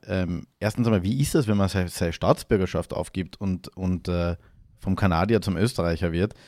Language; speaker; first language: German; native; German